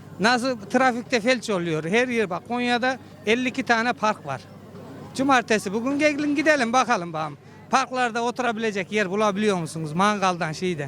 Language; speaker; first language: Turkish; native; Turkish